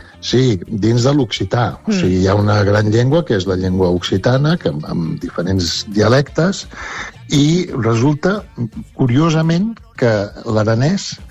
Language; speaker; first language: Catalan; native; Catalan